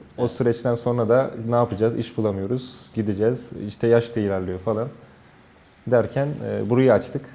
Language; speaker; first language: Turkish; native; Turkish